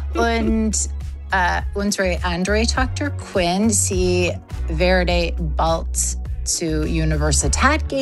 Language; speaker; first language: German; non-native, learner; English